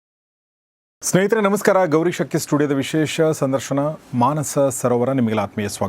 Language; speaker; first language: Kannada; native; Kannada